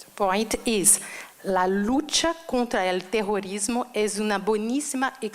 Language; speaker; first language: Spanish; non-native, learner; Portuguese